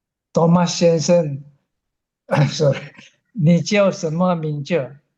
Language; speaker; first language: Chinese; non-native, learner; Indonesian